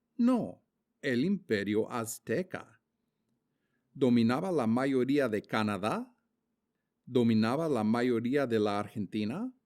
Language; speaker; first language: Spanish; non-native, fluent; English